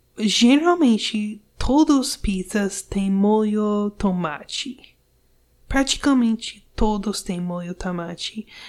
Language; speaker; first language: Portuguese; non-native, learner; English